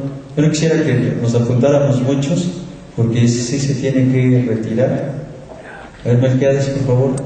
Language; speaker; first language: Spanish; native; Spanish